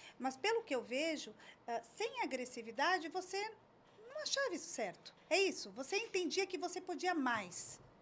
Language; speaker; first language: Portuguese; native; Portuguese